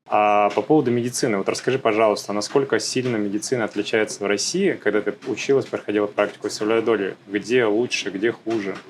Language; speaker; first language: Russian; native; Russian